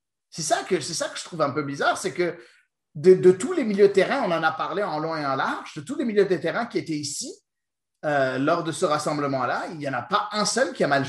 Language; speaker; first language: French; native; French